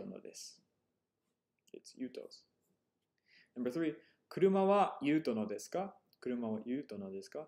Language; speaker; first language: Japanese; non-native, fluent; English